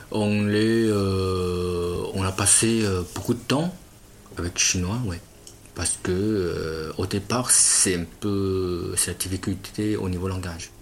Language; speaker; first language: French; non-native, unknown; Chinese